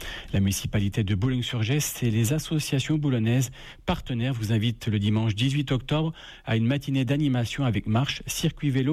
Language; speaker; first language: French; native; French